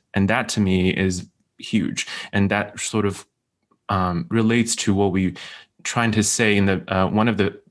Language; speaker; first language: English; non-native, fluent; Chinese